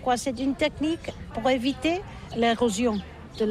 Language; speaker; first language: French; non-native, learner; Catalan